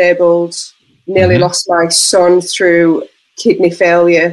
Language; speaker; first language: English; native; English